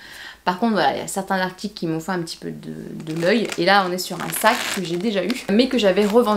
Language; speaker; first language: French; native; French